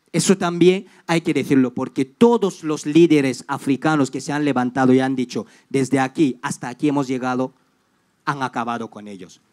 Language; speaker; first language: Spanish; non-native, fluent; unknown